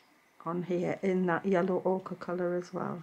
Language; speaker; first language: English; native; English